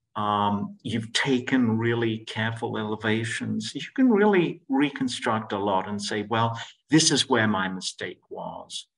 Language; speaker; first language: English; non-native, local second language; Greek